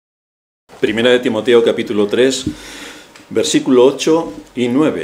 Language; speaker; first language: Spanish; native; Spanish